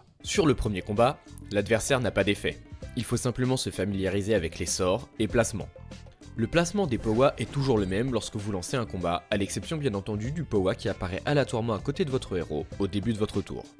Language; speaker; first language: French; native; French